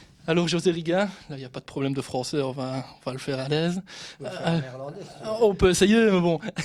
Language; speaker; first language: French; native; French